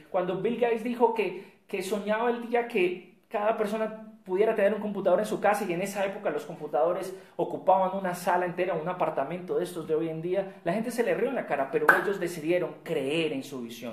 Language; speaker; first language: Spanish; native; Spanish